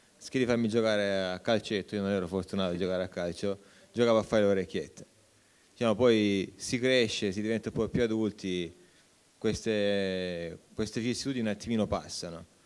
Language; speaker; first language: Italian; native; Italian